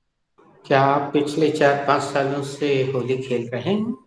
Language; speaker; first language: Hindi; native; Hindi